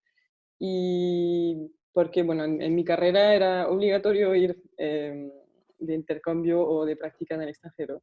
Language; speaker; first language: Spanish; non-native, fluent; French